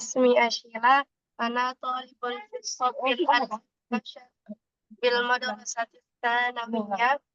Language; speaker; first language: Arabic; non-native, learner; Indonesian